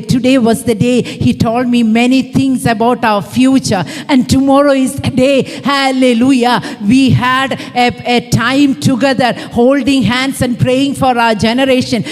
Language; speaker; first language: English; non-native, local second language; Malayalam